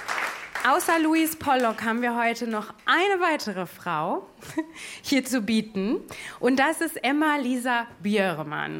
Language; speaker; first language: German; native; German